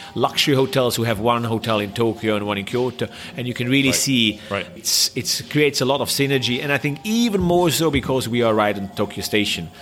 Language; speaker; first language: English; non-native, fluent; Swiss German